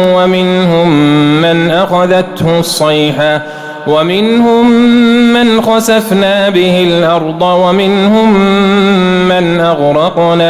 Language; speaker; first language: Arabic; native; Arabic